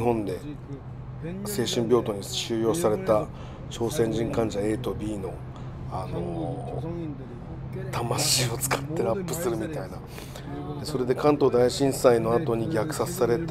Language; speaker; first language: Japanese; native; Japanese